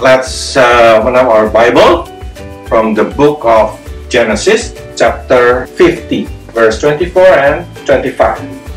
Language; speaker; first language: English; non-native, fluent; Indonesian